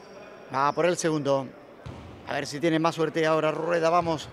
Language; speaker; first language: Spanish; native; Spanish